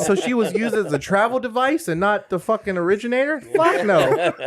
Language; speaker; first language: English; native; English